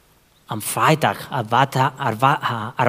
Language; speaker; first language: German; non-native, fluent; Spanish